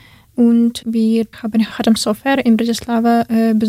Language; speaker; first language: German; non-native, learner; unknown